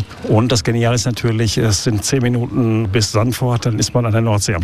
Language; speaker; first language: German; native; German